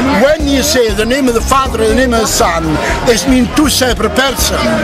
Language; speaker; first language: English; non-native, learner; Italian